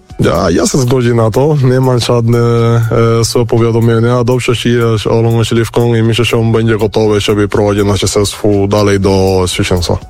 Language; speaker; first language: Polish; non-native, fluent; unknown